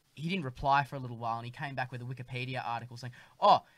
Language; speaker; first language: English; native; English